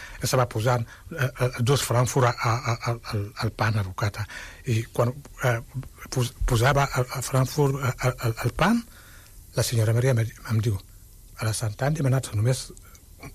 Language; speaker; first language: Catalan; non-native, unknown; Wolof